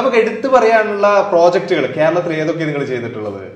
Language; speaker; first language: Malayalam; native; Malayalam